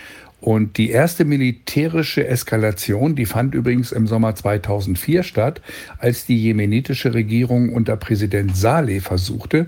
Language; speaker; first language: German; native; German